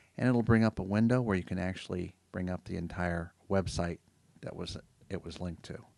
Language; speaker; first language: English; native; English